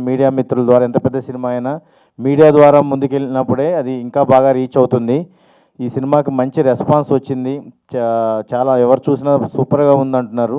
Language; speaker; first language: Telugu; native; Telugu